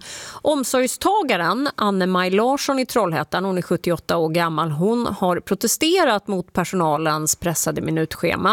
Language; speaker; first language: Swedish; native; Swedish